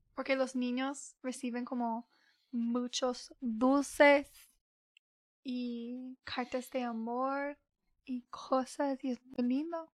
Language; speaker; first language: Spanish; early bilingual, heritage; English